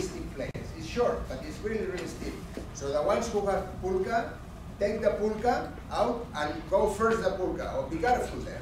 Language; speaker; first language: English; non-native, fluent; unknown